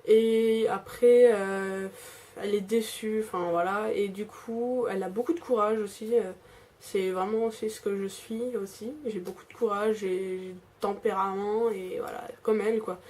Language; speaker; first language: French; native; French